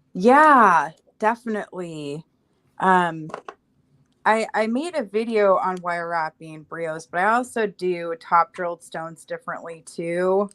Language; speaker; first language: English; native; English